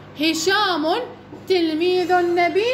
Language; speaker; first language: Arabic; native; Arabic